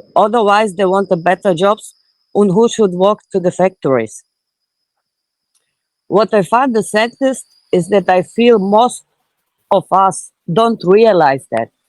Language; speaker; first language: English; non-native, fluent; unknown